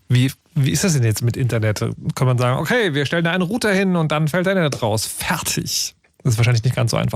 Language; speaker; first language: German; native; German